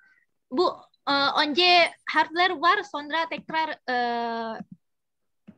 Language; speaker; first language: Turkish; non-native, fluent; Indonesian